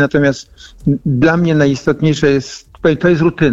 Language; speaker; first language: Polish; native; Polish